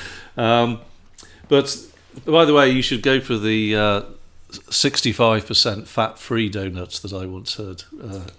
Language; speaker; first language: English; native; English